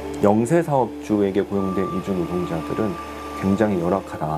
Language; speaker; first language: Korean; native; Korean